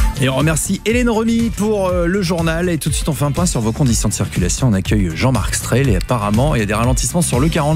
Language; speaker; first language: French; native; French